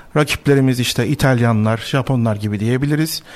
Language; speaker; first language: Turkish; native; Turkish